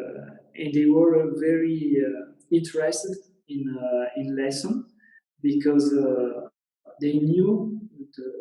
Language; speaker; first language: English; non-native, learner; Italian